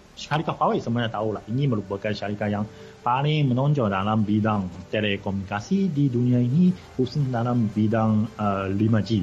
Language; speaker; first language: Malay; non-native, fluent; Chinese